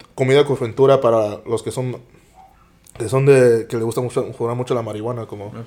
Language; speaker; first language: Spanish; early bilingual, heritage; Spanish